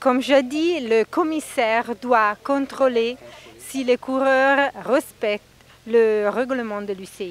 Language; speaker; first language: French; non-native, fluent; Italian